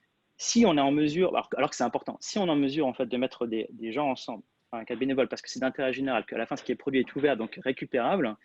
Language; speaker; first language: French; native; French